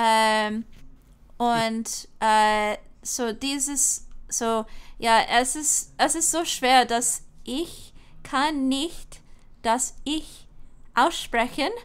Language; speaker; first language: German; non-native, learner; English